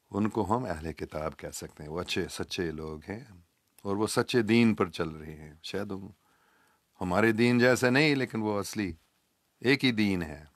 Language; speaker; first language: Urdu; non-native, local second language; English